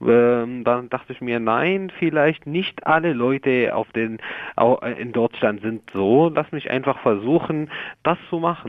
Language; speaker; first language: German; non-native, learner; Arabic